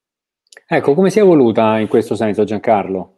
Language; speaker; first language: Italian; native; Italian